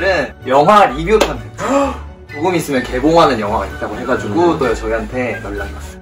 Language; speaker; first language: Korean; native; Korean